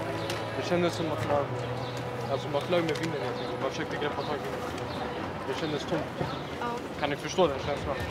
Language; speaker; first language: Swedish; non-native, fluent; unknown